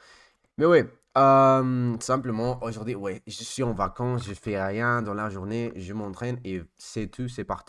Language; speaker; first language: French; non-native, learner; Spanish